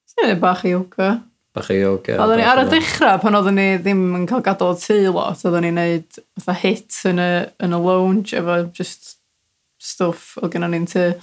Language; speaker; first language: Welsh; native; Welsh